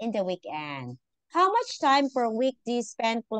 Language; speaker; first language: English; non-native, local second language; Filipino